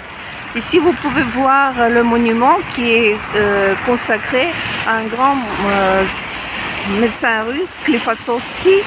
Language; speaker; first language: French; non-native, fluent; Russian